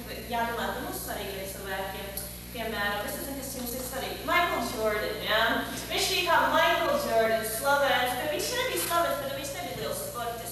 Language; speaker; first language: Latvian; early bilingual, heritage; Latvian